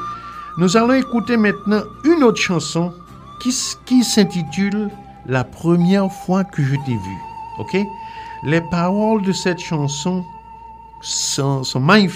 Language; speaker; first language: French; non-native, fluent; Spanish